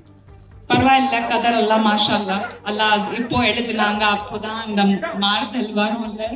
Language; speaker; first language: Tamil; non-native, fluent; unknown